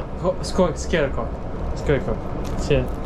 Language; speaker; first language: Russian; non-native, learner; Lithuanian